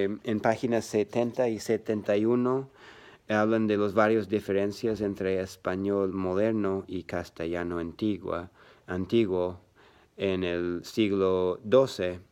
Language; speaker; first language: Spanish; non-native, learner; English